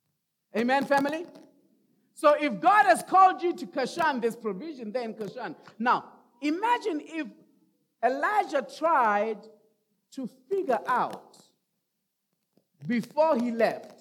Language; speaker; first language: English; non-native, local second language; Tswana